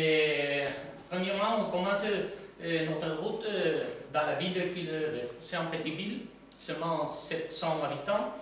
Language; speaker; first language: French; non-native, learner; Spanish